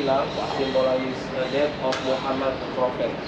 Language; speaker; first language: English; non-native, learner; Indonesian